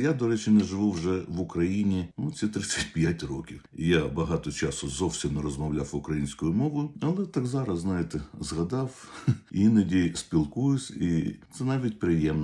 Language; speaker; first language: Ukrainian; non-native, local second language; Russian